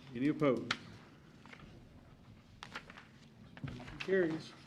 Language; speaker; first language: English; native; English